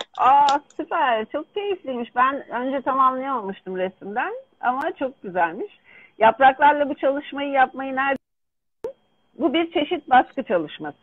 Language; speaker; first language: Turkish; native; Turkish